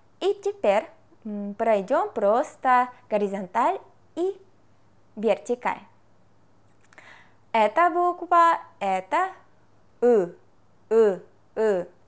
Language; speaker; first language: Russian; non-native, fluent; Korean